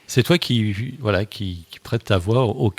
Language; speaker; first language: French; native; French